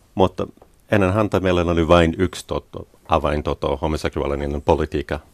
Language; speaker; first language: Finnish; non-native, learner; English